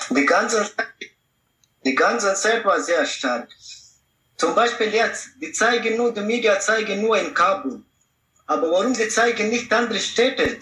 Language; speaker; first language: German; non-native, learner; Pashto